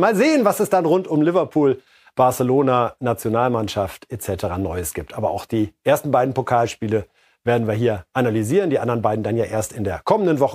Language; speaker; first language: German; native; German